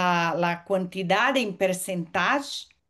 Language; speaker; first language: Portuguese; non-native, learner; Spanish